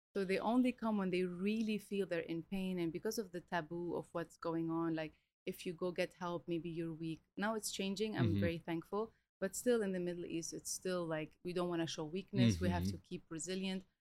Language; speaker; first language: English; early bilingual, other home language; Arabic